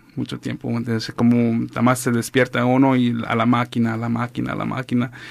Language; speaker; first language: Spanish; early bilingual, heritage; Spanish